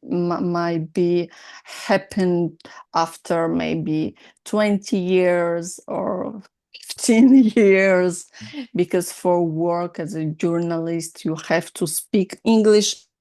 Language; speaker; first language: English; non-native, learner; Russian